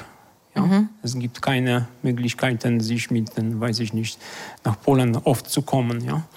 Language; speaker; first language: German; non-native, fluent; Polish